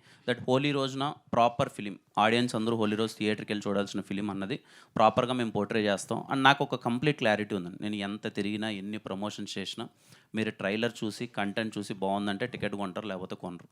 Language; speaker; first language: Telugu; native; Telugu